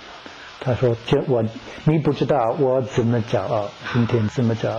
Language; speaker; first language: Chinese; non-native, learner; English